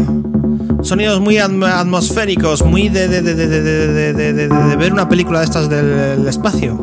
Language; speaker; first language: Spanish; native; Spanish